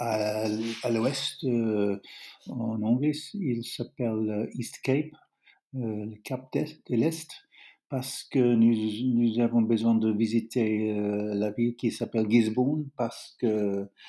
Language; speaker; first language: French; non-native, learner; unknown